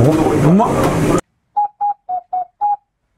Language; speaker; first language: Japanese; native; Japanese